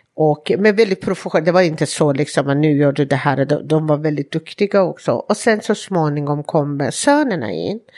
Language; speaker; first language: Swedish; non-native, fluent; Persian